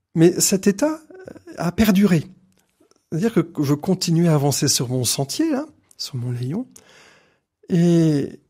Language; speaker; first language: French; native; French